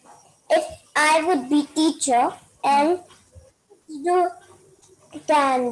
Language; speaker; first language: English; non-native, learner; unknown